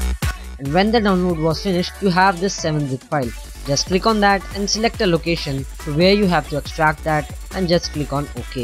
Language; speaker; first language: English; non-native, local second language; Hindi